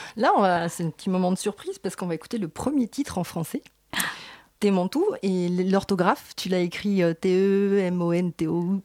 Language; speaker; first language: French; native; French